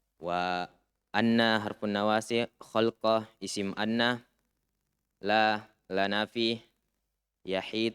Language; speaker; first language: Arabic; non-native, learner; Indonesian